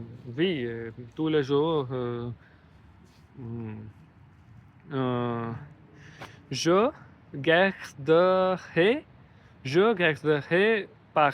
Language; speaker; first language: French; non-native, learner; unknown